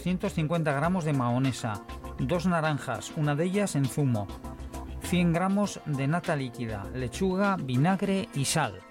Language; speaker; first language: Spanish; native; Spanish